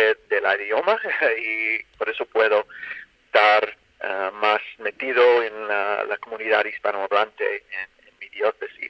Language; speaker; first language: Spanish; non-native, fluent; English